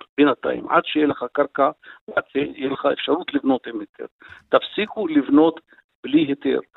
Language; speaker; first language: Hebrew; non-native, local second language; Arabic